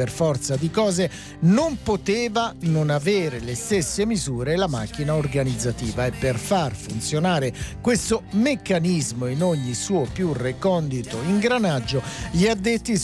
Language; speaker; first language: Italian; native; Italian